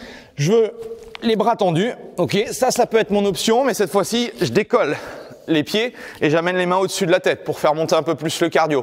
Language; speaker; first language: French; native; French